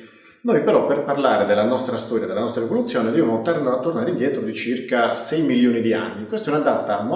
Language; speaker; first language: Italian; native; Italian